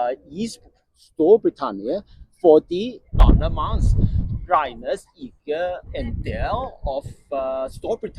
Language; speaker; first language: Norwegian; non-native, learner; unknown